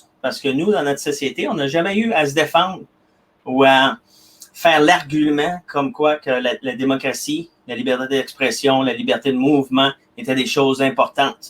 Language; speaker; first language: French; native; French